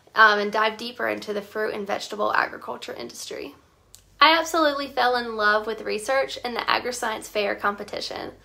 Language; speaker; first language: English; native; English